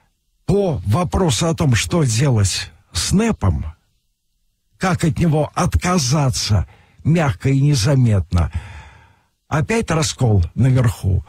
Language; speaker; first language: Russian; native; Russian